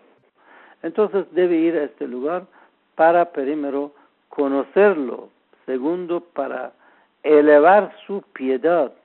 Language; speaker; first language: Spanish; non-native, learner; Persian